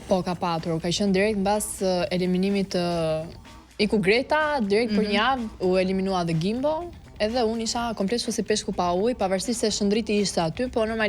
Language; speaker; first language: Albanian; native; Albanian